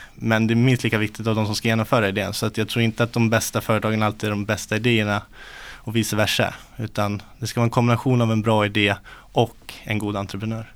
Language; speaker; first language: Swedish; native; Swedish